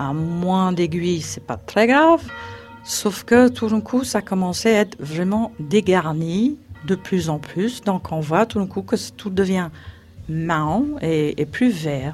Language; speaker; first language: French; non-native, fluent; English